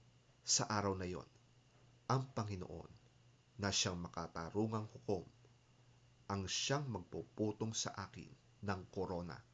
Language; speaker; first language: Filipino; native; Filipino